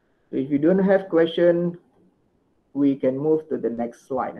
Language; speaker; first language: English; non-native, local second language; Malay